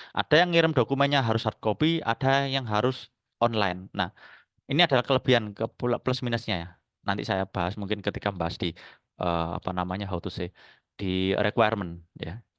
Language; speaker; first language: Indonesian; native; Indonesian